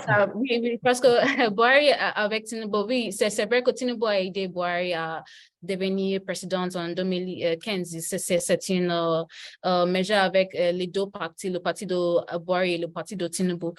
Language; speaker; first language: French; non-native, learner; Yoruba